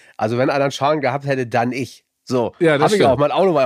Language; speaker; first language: German; native; German